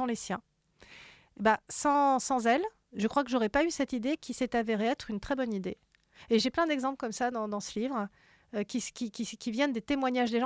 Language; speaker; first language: French; native; French